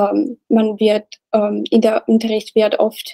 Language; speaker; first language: German; non-native, learner; Italian